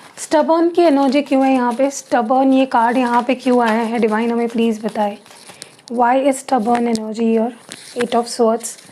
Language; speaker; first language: Hindi; non-native, local second language; Marathi